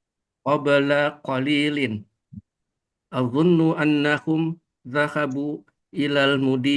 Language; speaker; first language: Arabic; non-native, learner; Indonesian